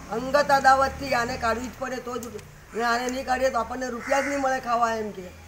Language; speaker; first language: Gujarati; native; Gujarati